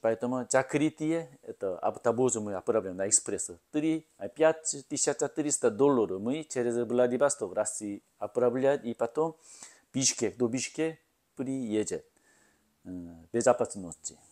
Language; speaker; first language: Russian; non-native, learner; Korean